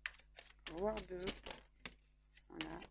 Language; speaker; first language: French; native; French